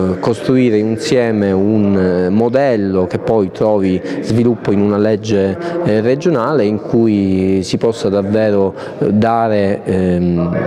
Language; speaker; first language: Italian; native; Italian